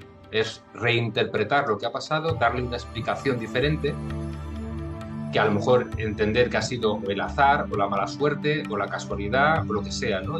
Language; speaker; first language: Spanish; native; Spanish